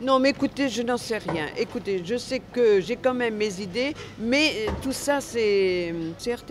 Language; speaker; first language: French; native; French